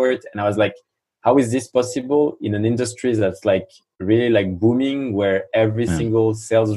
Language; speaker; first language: English; non-native, fluent; French